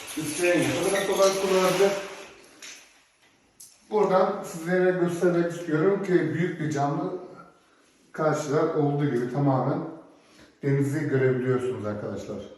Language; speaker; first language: Turkish; native; Turkish